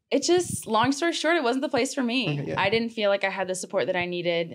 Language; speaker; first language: English; native; English